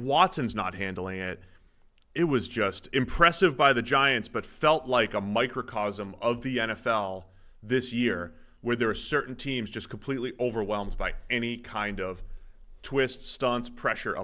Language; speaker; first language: English; native; English